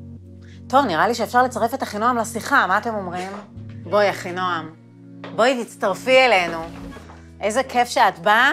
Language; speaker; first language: Hebrew; native; Hebrew